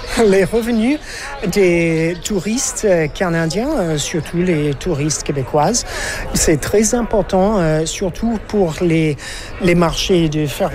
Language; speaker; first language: French; non-native, learner; English